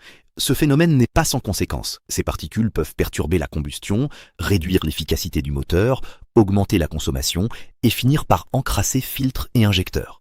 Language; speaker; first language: French; native; French